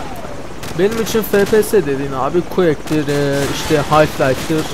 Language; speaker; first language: Turkish; native; Turkish